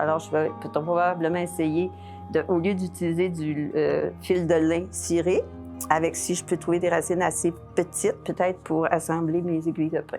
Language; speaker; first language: French; native; French